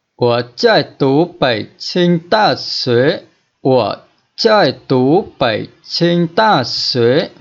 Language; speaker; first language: Chinese; non-native, learner; Vietnamese